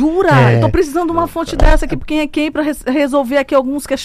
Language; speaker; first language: Portuguese; native; Portuguese